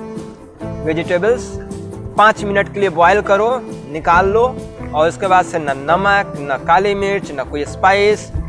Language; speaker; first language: Hindi; native; Hindi